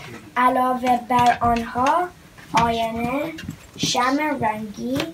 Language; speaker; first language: Persian; early bilingual, heritage; Persian